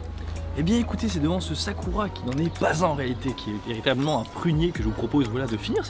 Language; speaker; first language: French; native; French